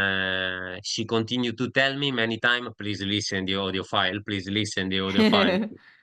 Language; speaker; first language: English; non-native, learner; Italian